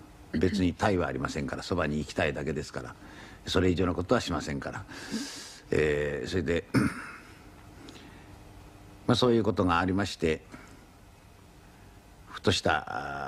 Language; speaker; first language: Japanese; native; Japanese